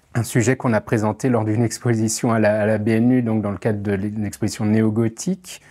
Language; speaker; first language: French; native; French